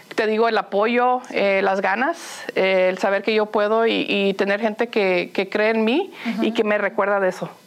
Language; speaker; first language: Spanish; early bilingual, heritage; Spanish